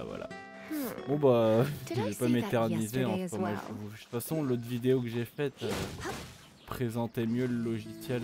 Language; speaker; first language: French; native; French